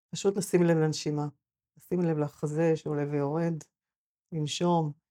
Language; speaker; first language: Hebrew; native; Hebrew